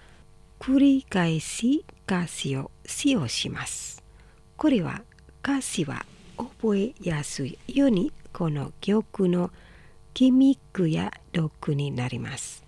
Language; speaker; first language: Japanese; non-native, fluent; Indonesian